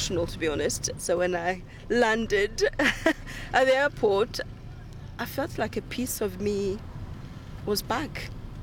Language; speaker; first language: English; non-native, local second language; Kinyarwanda